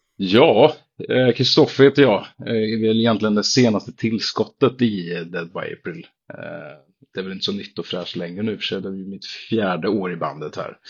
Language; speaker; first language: Swedish; native; Swedish